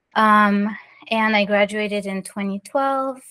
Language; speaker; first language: English; early bilingual, other home language; French